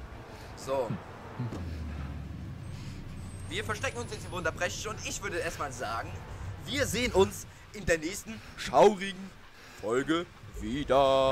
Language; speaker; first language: German; native; German